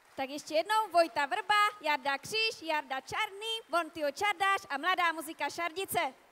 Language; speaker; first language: Czech; native; Czech